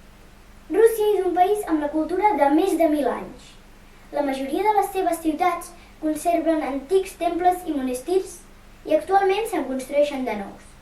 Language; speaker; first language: Catalan; early bilingual, other home language; Russian